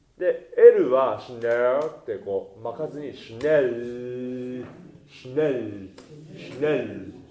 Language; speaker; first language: Japanese; native; Japanese